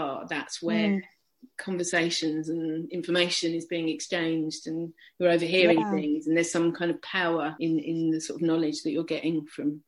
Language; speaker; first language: English; native; English